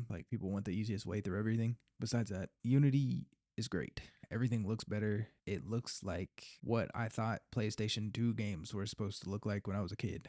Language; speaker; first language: English; native; English